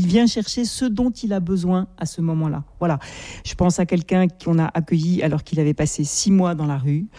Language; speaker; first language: French; native; French